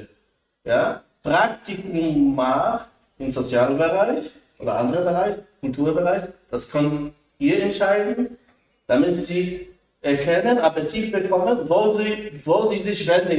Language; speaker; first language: German; non-native, fluent; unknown